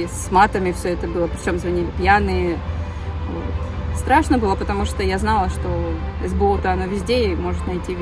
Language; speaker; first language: Russian; native; Russian